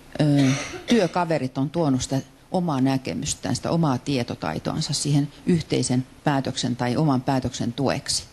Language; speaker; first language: Finnish; native; Finnish